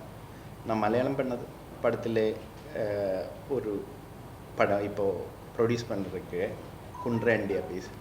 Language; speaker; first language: Tamil; non-native, learner; Malayalam